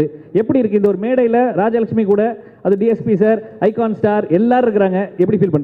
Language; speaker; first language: Tamil; native; Tamil